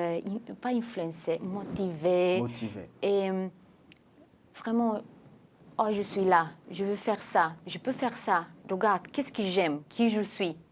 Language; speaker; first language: French; non-native, fluent; Romanian